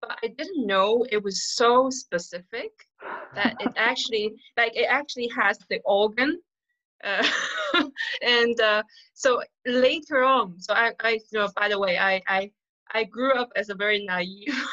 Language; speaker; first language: English; non-native, fluent; Wu Chinese